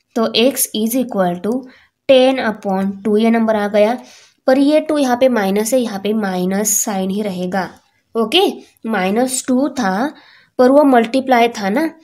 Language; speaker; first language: Hindi; non-native, local second language; Marathi